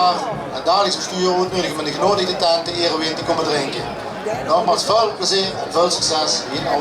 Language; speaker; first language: Dutch; native; Dutch